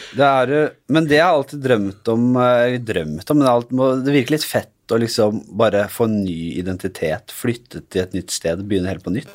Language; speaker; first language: Norwegian; native; Norwegian